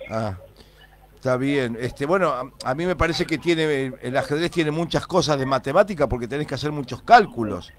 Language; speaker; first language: Spanish; native; Spanish